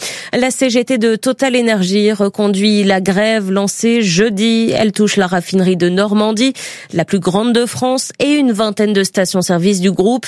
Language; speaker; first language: French; native; French